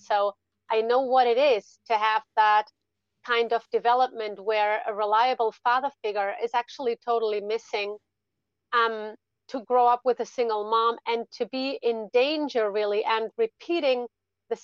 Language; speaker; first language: English; non-native, fluent; German